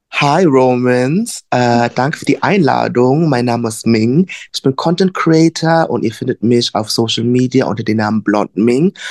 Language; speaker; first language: German; early bilingual, other home language; Vietnamese